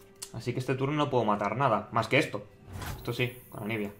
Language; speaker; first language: Spanish; native; Spanish